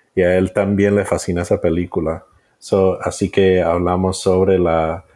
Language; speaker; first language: Spanish; early bilingual, heritage; Spanish